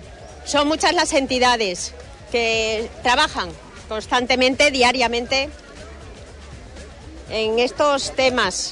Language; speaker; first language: Spanish; native; Spanish